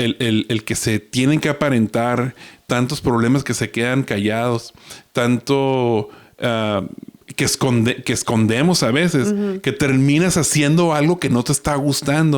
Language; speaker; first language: Spanish; native; Spanish